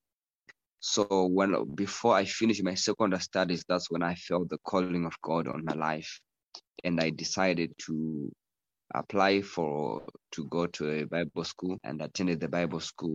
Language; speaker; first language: English; non-native, local second language; Shona